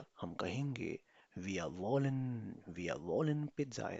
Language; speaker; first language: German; non-native, fluent; Urdu